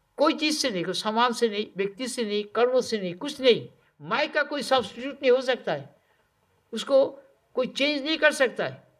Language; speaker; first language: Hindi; non-native, local second language; Bangla